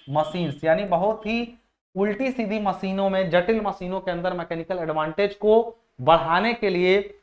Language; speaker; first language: Hindi; native; Hindi